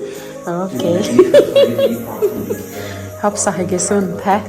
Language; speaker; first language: German; non-native, learner; Indonesian